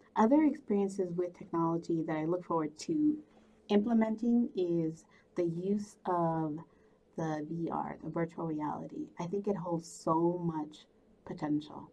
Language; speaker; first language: English; early bilingual, other home language; Spanish